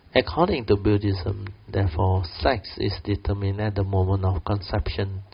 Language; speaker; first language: English; non-native, local second language; Min Nan Chinese